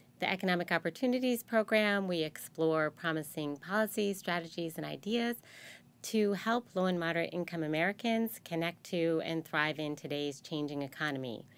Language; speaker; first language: English; native; English